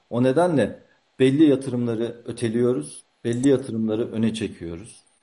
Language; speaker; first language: Turkish; native; Turkish